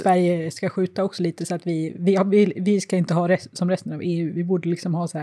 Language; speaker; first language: Swedish; native; Swedish